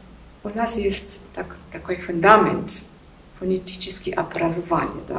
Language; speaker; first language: Russian; non-native, learner; German